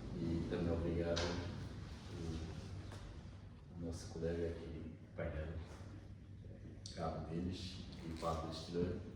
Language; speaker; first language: Portuguese; non-native, learner; Bangla